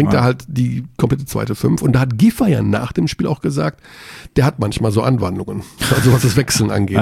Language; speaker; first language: German; native; German